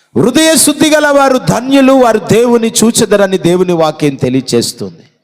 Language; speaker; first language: Telugu; non-native, local second language; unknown